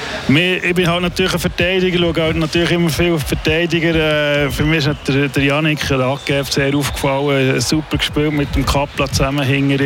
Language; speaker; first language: German; native; German